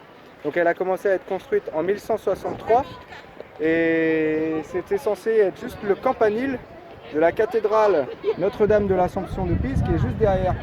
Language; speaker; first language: French; native; French